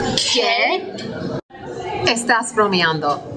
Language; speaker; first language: Spanish; non-native, learner; English